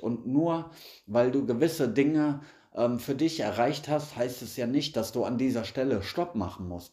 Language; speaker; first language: German; native; German